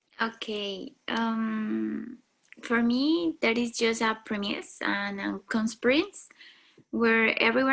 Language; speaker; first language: English; non-native, learner; Spanish